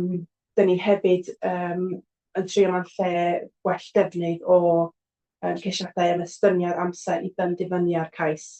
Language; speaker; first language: Welsh; native; Welsh